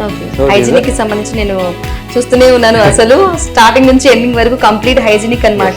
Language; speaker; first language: Telugu; native; Telugu